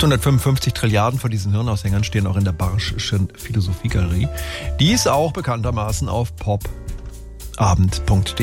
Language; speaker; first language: German; native; German